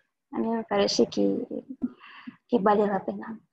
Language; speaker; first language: Spanish; non-native, fluent; Russian